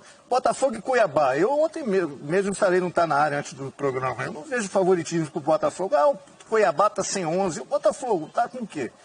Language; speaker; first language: Portuguese; native; Portuguese